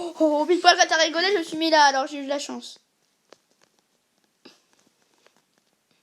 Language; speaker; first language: French; native; French